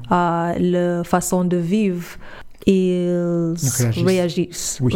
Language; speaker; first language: French; non-native, fluent; English